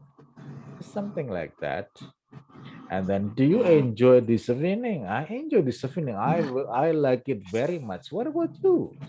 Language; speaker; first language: English; non-native, fluent; Indonesian